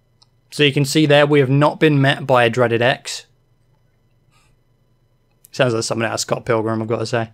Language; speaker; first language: English; native; English